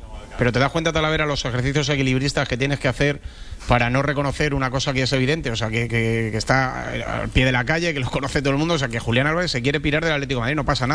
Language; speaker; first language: Spanish; native; Spanish